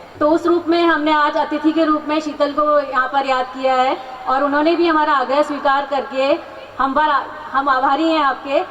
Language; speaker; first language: Hindi; native; Hindi